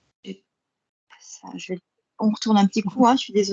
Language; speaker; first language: French; native; French